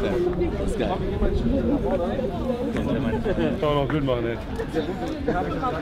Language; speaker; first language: German; native; German